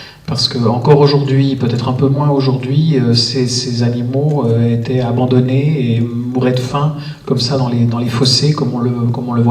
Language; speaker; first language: French; native; French